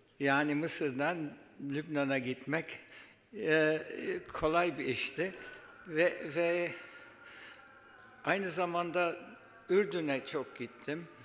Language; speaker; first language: Turkish; early bilingual, heritage; Turkish